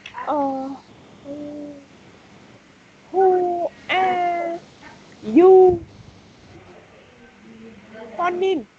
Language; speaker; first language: English; non-native, learner; Vietnamese